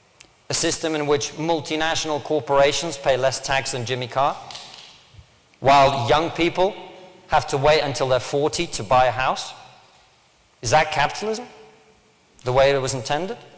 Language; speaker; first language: English; early bilingual, other home language; Russian